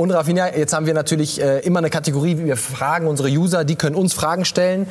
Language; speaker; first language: German; native; German